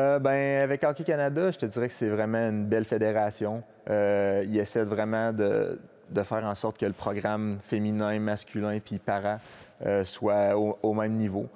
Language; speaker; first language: French; native; French